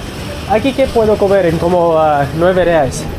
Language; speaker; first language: Spanish; non-native, learner; English